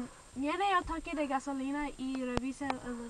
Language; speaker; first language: Spanish; non-native, learner; English